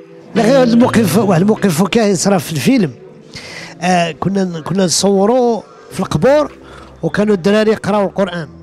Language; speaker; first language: Arabic; early bilingual, heritage; Arabic